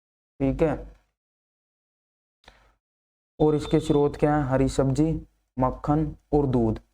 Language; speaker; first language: Hindi; native; Hindi